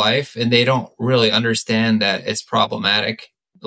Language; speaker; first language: English; native; English